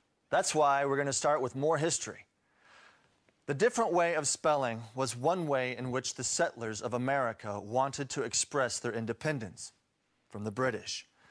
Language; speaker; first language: English; native; English